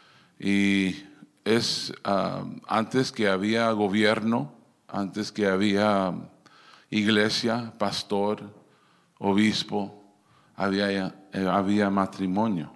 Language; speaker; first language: Spanish; early bilingual, heritage; Spanish